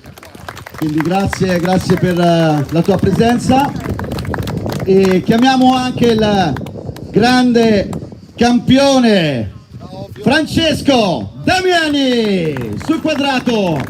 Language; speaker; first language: Italian; native; Italian